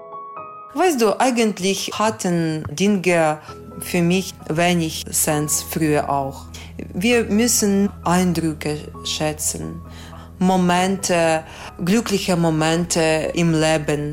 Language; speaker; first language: German; non-native, fluent; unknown